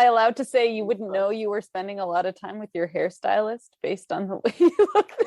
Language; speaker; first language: English; native; English